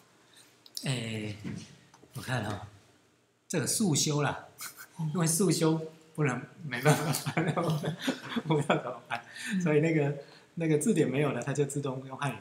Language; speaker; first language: Chinese; native; Chinese